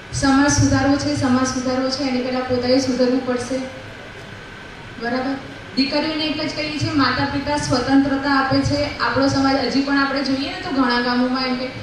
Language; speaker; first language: Gujarati; native; Gujarati